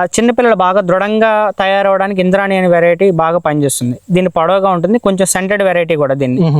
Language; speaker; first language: Telugu; native; Telugu